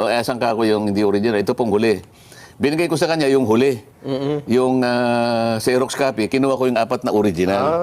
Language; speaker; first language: Filipino; non-native, local second language; Masbatenyo